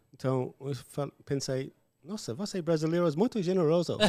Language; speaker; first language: Portuguese; non-native, learner; English